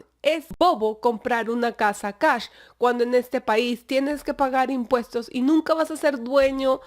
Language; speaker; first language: Spanish; native; Spanish